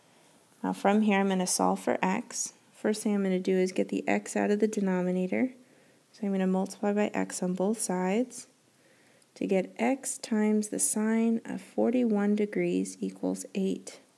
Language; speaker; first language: English; native; English